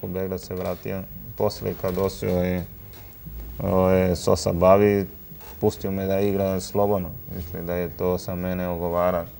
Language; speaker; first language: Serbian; non-native, learner; Spanish